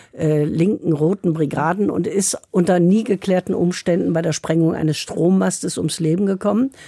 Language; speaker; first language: German; native; German